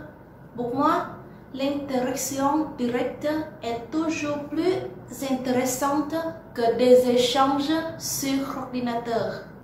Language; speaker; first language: French; non-native, learner; Vietnamese